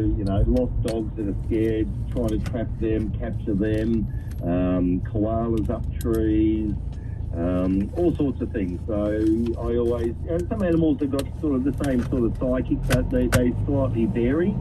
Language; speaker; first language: English; native; English